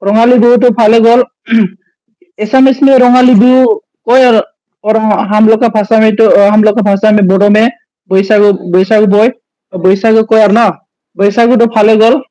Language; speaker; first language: Hindi; non-native, local second language; Bodo